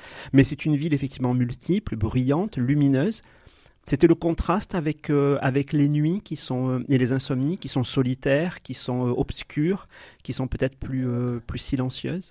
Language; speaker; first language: French; native; French